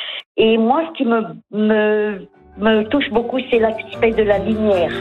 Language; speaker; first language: French; non-native, local second language; Arabic